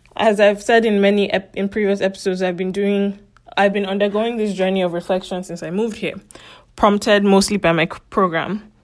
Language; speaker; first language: English; native; English